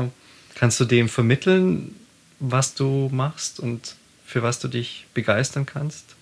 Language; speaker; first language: German; native; German